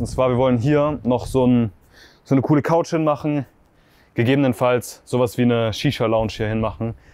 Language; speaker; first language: German; native; German